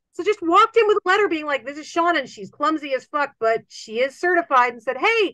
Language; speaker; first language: English; native; English